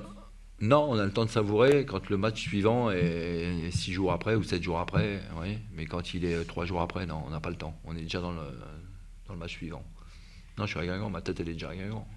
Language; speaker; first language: French; native; French